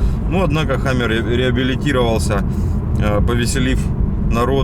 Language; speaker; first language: Russian; native; Russian